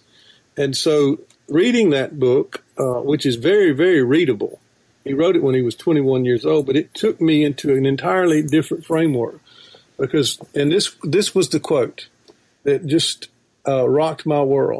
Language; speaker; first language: English; native; English